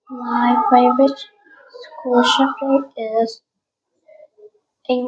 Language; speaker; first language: English; non-native, learner; Vietnamese